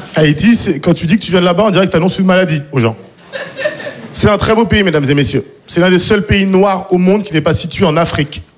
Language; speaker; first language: French; native; French